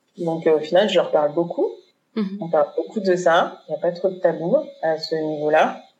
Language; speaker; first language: French; early bilingual, other home language; Haitian Creole